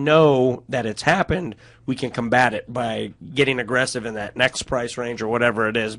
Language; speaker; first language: English; native; English